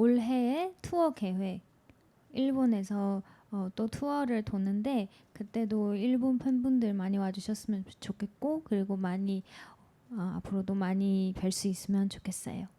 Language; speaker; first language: Korean; non-native, fluent; Chinese